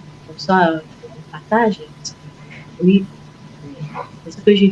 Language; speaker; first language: French; non-native, fluent; Igbo